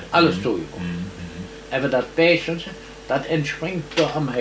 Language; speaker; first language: German; native; German